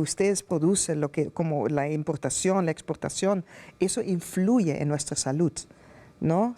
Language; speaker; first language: Spanish; non-native, fluent; Dutch